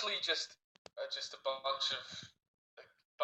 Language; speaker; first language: English; native; English